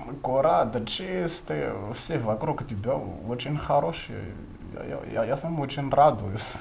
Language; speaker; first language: Russian; non-native, fluent; Malagasy